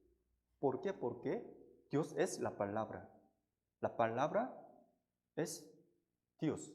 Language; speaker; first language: Spanish; non-native, fluent; Korean